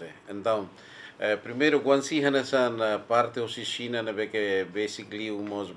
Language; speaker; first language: Portuguese; non-native, local second language; Tetum